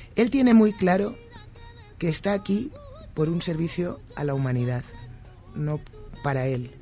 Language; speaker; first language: Spanish; native; Spanish